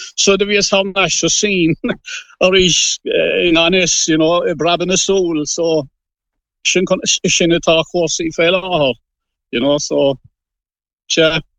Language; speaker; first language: Irish; non-native, local second language; English